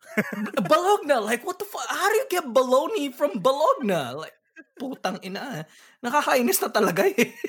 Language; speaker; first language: English; early bilingual, other home language; Pampanga